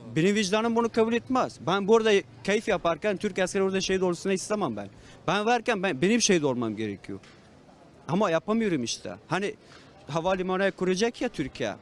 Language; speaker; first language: Turkish; non-native, fluent; Persian